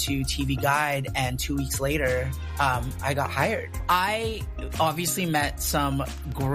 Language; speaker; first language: English; early bilingual, other home language; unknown